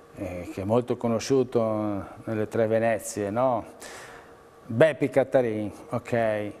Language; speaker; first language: Italian; native; Italian